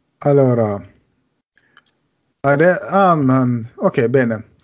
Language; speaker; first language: Italian; non-native, learner; German